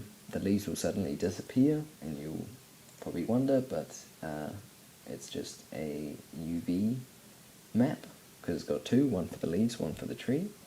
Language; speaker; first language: English; native; English